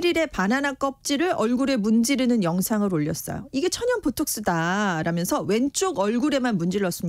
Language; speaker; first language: Korean; native; Korean